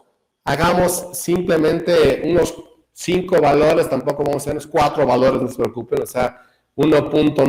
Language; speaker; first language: Spanish; native; Spanish